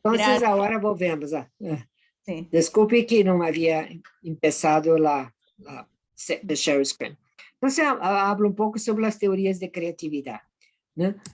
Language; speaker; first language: Spanish; non-native, fluent; Portuguese